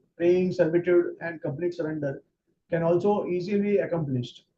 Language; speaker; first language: English; non-native, local second language; Hindi